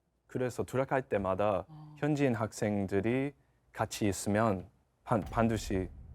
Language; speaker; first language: Korean; non-native, fluent; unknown